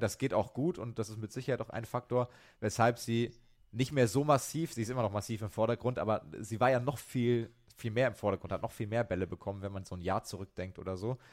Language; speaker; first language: German; native; German